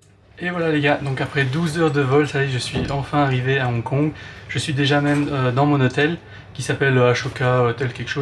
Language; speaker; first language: French; native; French